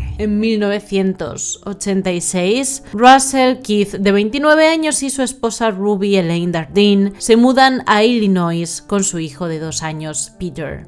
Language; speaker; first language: Spanish; native; Spanish